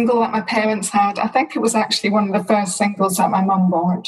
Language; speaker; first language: English; native; English